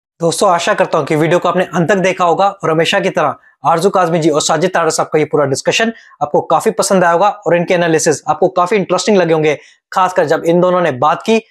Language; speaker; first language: Hindi; native; Hindi